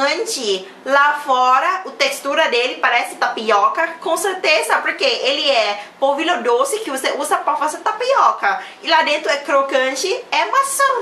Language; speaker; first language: Portuguese; non-native, learner; Thai